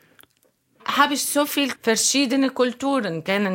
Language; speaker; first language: German; non-native, learner; Arabic